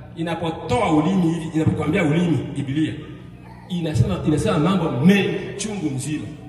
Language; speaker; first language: Swahili; non-native, local second language; Bembe